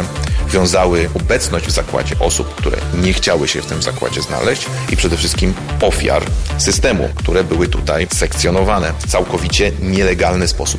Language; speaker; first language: Polish; native; Polish